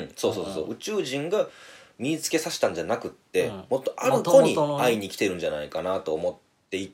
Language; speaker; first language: Japanese; native; Japanese